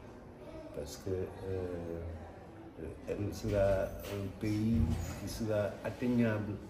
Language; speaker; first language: French; non-native, local second language; Wolof